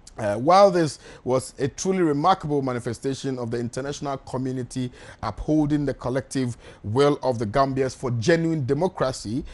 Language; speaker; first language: English; non-native, local second language; Akan